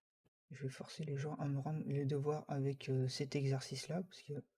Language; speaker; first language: French; native; French